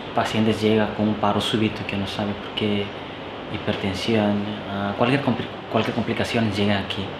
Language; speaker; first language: Spanish; non-native, fluent; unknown